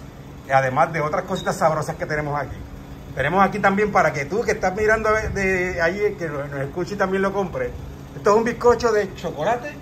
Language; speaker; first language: Spanish; native; Spanish